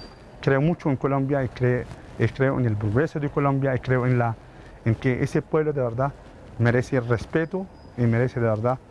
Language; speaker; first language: Spanish; non-native, fluent; Arabic